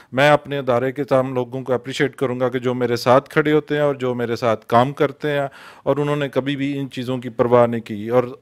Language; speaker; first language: Urdu; non-native, local second language; Punjabi